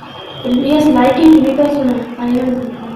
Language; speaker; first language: English; non-native, learner; Bangla